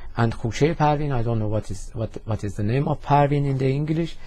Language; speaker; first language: English; non-native, fluent; Persian